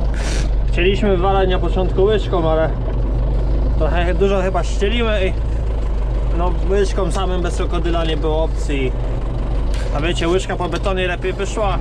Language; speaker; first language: Polish; native; Polish